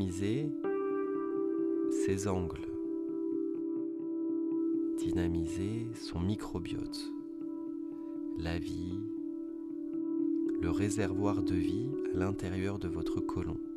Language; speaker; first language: French; native; French